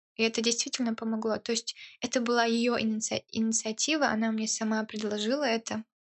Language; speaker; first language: Russian; early bilingual, heritage; Russian